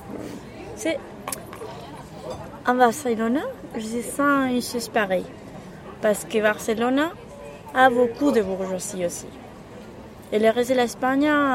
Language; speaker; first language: French; non-native, learner; Spanish